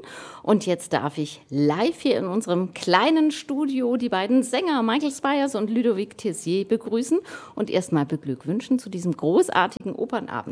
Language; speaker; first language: German; native; German